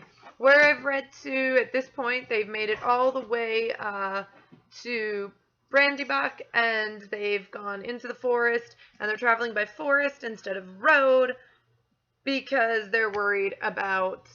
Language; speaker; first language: English; native; English